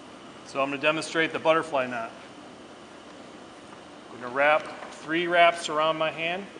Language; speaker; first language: English; native; English